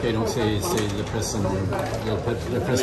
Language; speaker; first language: French; non-native, fluent; English